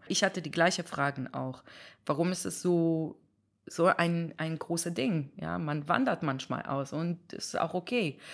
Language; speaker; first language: German; non-native, fluent; Hebrew